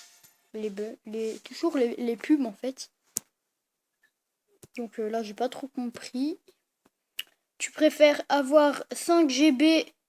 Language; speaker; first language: French; native; French